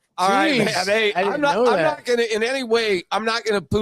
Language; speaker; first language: English; native; English